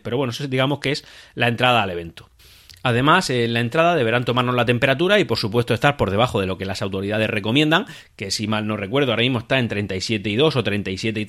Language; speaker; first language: Spanish; native; Spanish